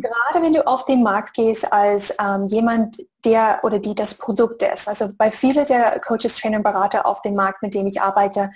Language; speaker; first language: German; non-native, fluent; English